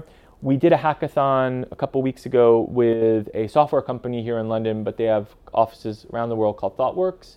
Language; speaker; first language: English; native; English